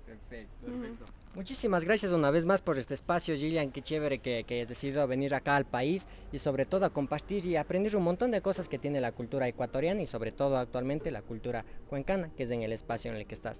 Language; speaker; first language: Spanish; native; Spanish